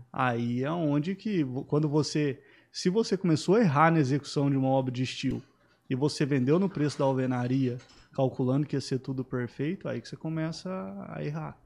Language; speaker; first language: Portuguese; native; Portuguese